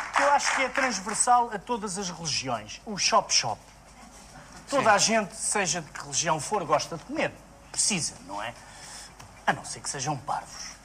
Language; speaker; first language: Portuguese; native; Portuguese